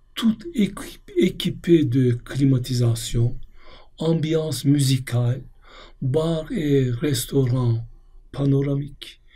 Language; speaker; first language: French; non-native, fluent; Turkish